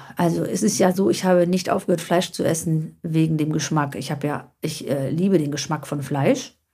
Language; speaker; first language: German; native; German